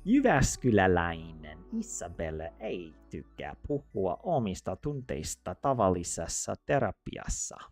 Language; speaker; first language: Finnish; non-native, learner; English